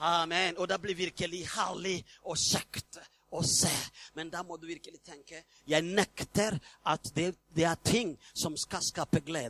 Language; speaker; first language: Swedish; non-native, fluent; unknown